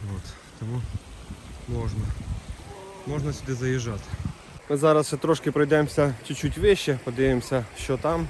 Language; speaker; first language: Ukrainian; non-native, local second language; Russian